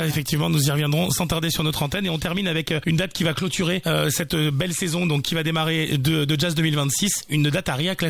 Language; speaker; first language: French; native; French